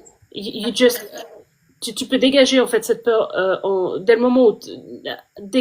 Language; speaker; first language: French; native; French